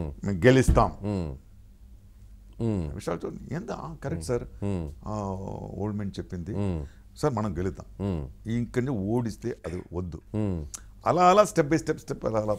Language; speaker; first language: Telugu; non-native, learner; Tamil